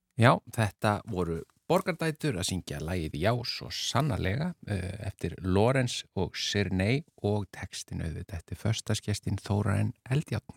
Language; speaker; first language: Icelandic; native; Icelandic